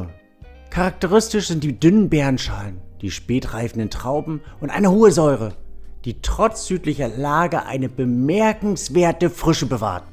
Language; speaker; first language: German; native; German